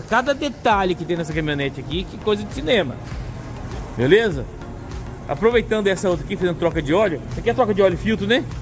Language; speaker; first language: Portuguese; native; Portuguese